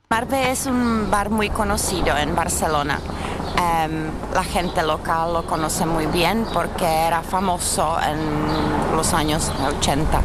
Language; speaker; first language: Spanish; non-native, learner; Czech